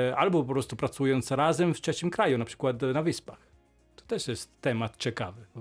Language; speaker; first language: Polish; non-native, fluent; Italian